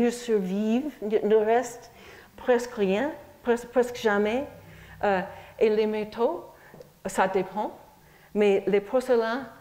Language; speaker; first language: French; non-native, fluent; English